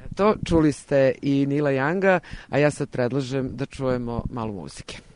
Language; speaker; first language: Serbian; native; Serbian